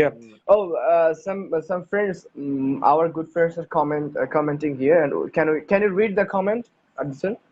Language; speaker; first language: English; non-native, learner; Bangla